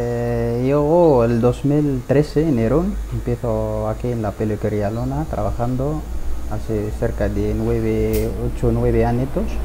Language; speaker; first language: Spanish; non-native, learner; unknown